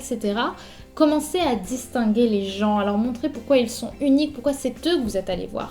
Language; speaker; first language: French; native; French